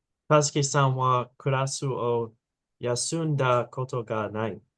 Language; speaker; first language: Japanese; non-native, learner; English